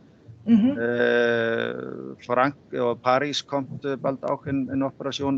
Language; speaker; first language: German; non-native, fluent; Icelandic